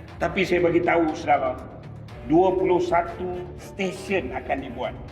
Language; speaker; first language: Malay; native; Malay